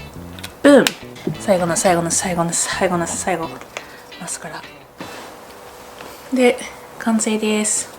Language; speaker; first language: Japanese; non-native, fluent; English